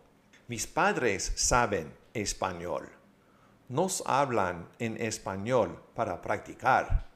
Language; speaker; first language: Spanish; non-native, fluent; English